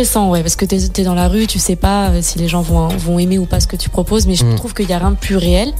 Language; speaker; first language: French; native; French